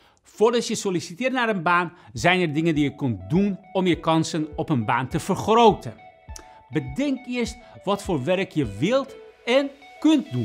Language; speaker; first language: Dutch; non-native, fluent; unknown